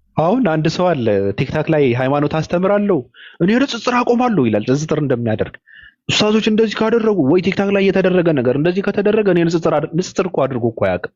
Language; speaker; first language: Amharic; native; Amharic